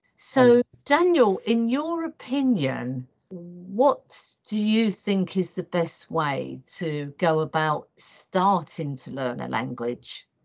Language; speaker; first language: English; native; English